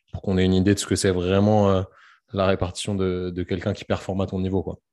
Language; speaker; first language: French; native; French